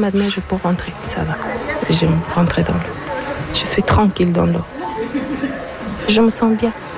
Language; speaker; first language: French; non-native, learner; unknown